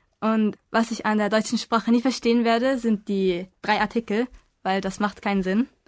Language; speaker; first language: German; non-native, fluent; Arabic